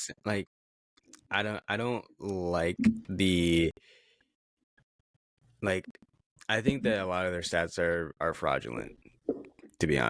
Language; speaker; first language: English; native; English